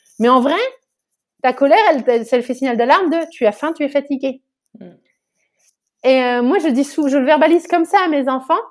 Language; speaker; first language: French; native; French